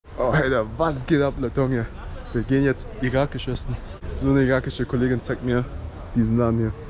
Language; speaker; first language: German; native; German